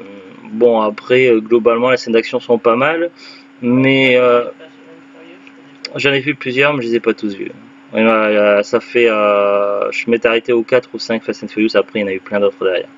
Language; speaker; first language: French; native; French